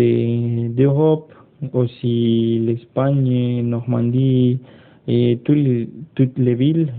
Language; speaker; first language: French; non-native, learner; Spanish